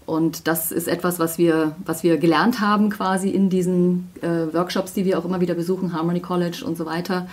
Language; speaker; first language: German; native; German